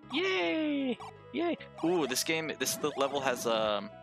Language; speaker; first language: English; native; English